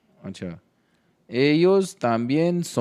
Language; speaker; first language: Spanish; non-native, learner; Hindi